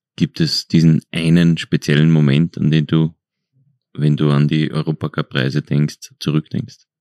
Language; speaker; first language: German; native; German